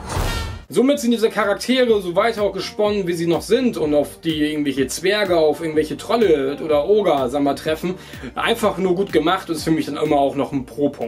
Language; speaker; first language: German; native; German